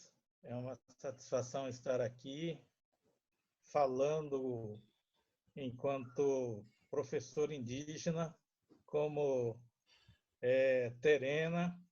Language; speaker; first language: Portuguese; non-native, local second language; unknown